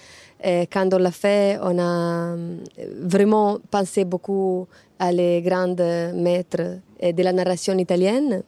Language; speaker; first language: French; non-native, fluent; Italian